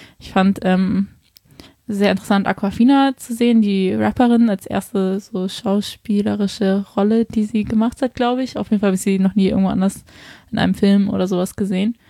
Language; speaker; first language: German; early bilingual, other home language; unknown